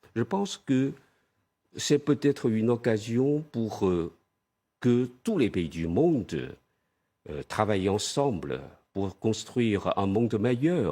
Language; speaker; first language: French; non-native, fluent; Chinese